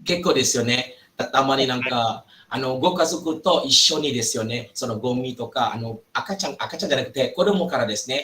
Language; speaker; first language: Japanese; non-native, fluent; Malay